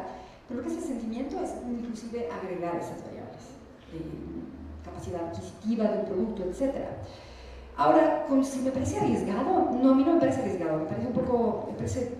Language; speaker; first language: Spanish; native; Spanish